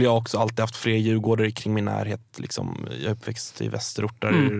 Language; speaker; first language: Swedish; native; Swedish